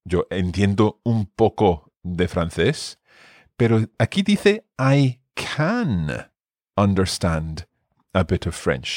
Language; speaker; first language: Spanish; non-native, fluent; English